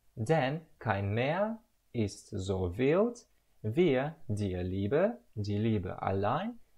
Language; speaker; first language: German; non-native, learner; Russian